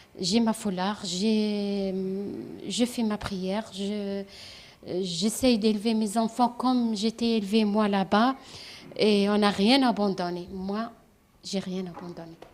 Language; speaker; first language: French; non-native, local second language; Arabic